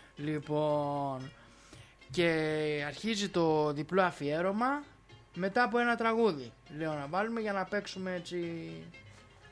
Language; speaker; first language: Greek; native; Greek